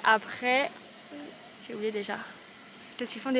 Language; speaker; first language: French; native; French